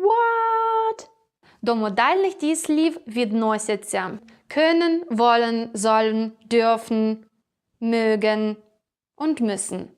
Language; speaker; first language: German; non-native, fluent; Ukrainian